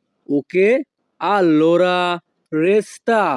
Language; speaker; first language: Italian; non-native, fluent; Bangla